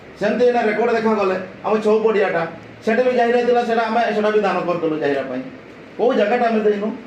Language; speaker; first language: Odia; non-native, local second language; Santali